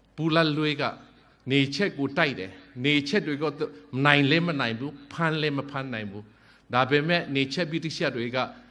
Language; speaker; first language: Burmese; non-native, local second language; Hakha Chin